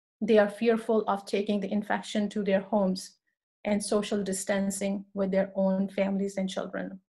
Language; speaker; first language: English; non-native, local second language; Urdu